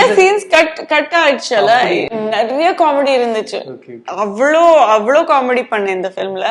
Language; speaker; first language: Tamil; non-native, local second language; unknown